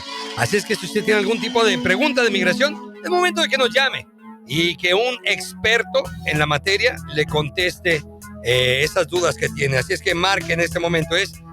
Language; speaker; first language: Spanish; native; Spanish